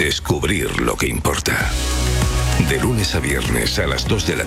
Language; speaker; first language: Spanish; native; Spanish